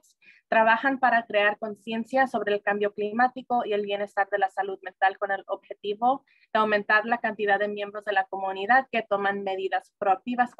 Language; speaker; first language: Spanish; early bilingual, other home language; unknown